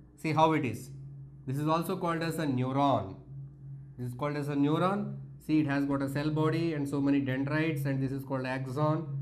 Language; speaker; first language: English; non-native, local second language; Telugu